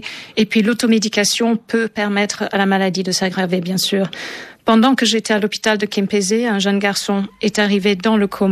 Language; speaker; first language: French; native; French